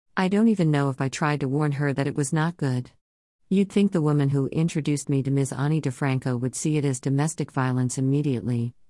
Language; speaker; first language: English; native; English